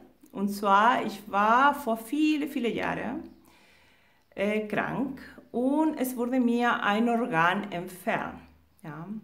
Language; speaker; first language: German; non-native, fluent; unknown